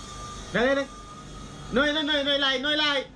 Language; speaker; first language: Vietnamese; non-native, learner; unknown